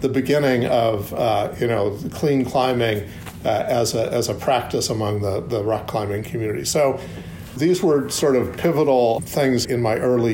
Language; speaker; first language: English; native; English